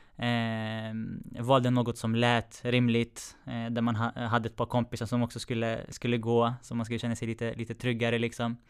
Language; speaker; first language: Swedish; native; Swedish